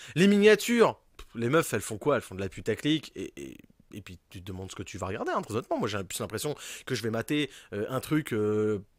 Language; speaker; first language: French; native; French